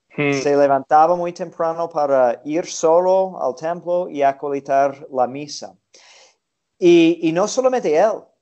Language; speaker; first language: Spanish; non-native, fluent; English